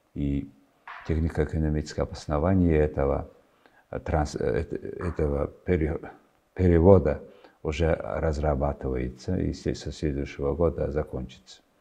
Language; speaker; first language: Russian; non-native, fluent; Mongolian